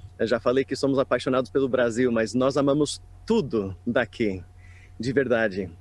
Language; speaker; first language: Portuguese; non-native, fluent; English